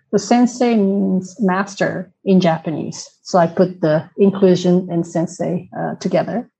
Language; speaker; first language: English; non-native, fluent; Japanese